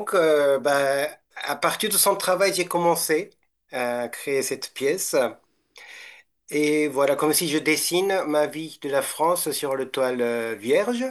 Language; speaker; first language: French; non-native, fluent; Japanese